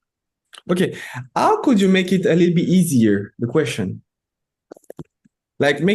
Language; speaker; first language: English; non-native, fluent; French